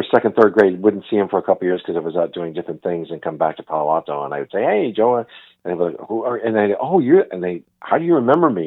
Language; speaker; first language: English; native; English